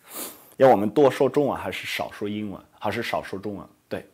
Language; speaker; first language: Chinese; non-native, learner; English